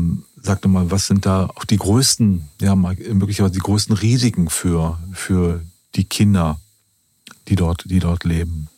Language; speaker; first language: German; native; German